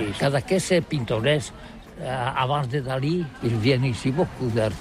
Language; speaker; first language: French; non-native, learner; Catalan